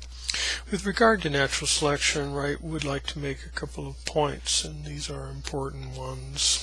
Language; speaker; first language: English; native; English